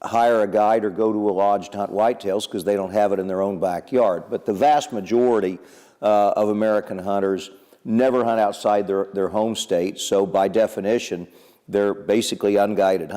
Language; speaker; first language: English; native; English